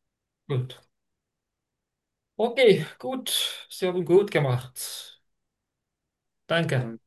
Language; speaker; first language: German; non-native, learner; Turkish